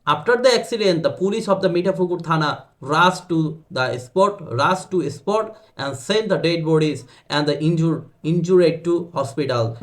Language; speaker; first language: English; non-native, local second language; Bangla